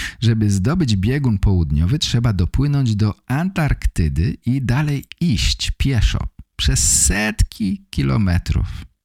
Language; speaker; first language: Polish; native; Polish